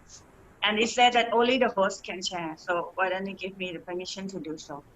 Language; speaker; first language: English; non-native, fluent; Thai